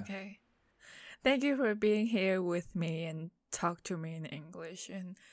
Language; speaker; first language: English; non-native, local second language; Cantonese